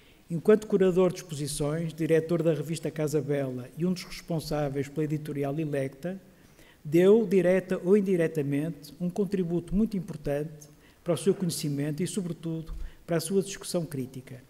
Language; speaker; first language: Portuguese; native; Portuguese